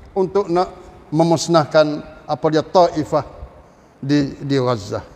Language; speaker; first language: Malay; native; Malay